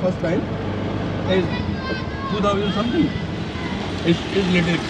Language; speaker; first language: English; non-native, learner; Hindi